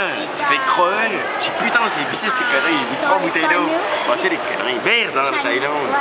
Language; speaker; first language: French; native; French